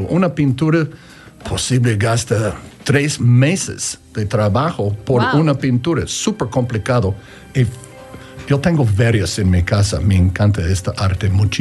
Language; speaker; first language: Spanish; non-native, learner; English